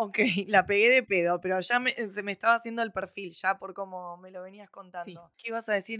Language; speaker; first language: Spanish; native; Spanish